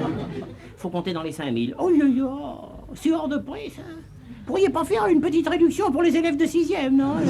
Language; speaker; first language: French; native; French